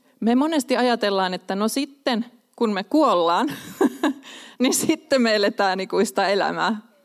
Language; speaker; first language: Finnish; non-native, local second language; Swedish